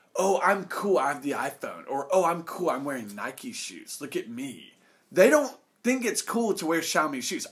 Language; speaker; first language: English; native; English